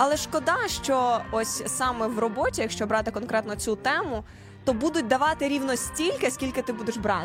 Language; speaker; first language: Ukrainian; native; Ukrainian